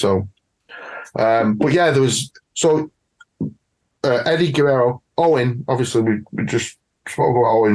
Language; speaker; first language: English; native; English